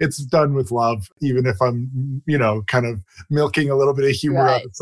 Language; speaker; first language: English; native; English